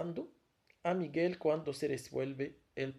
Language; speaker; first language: Spanish; non-native, fluent; Arabic